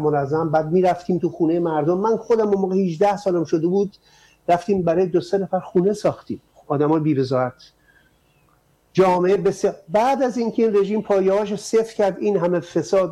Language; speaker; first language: Persian; native; Persian